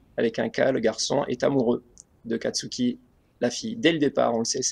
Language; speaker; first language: French; native; French